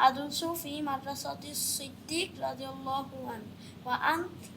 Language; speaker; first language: Arabic; non-native, learner; Bangla